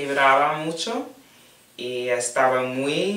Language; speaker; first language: Spanish; non-native, learner; English